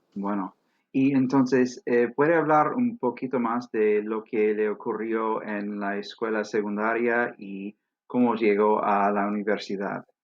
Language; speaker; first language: Spanish; non-native, fluent; English